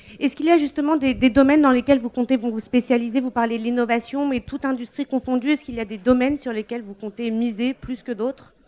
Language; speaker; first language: French; native; French